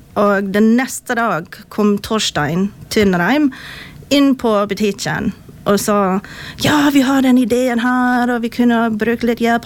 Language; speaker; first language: Norwegian; non-native, fluent; English